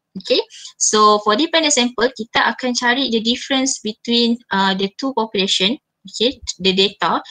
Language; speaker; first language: English; non-native, local second language; Malay